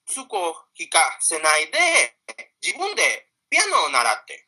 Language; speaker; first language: Japanese; non-native, fluent; Spanish